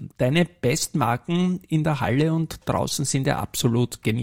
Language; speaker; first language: German; native; German